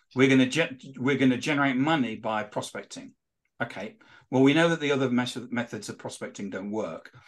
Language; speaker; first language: English; native; English